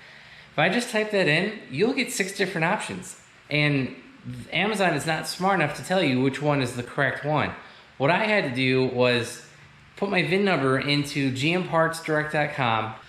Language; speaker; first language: English; native; English